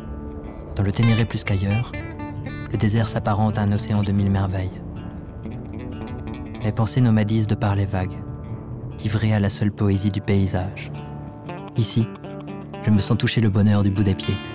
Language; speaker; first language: French; native; French